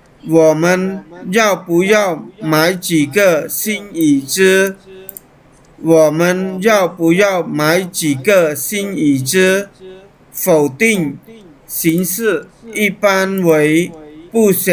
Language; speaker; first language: Chinese; non-native, fluent; Khmer